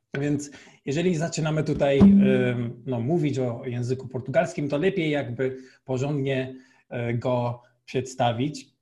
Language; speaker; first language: Polish; non-native, fluent; Portuguese